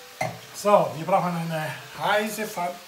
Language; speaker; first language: German; non-native, fluent; Italian